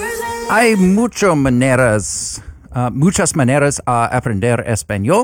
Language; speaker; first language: Spanish; non-native, learner; English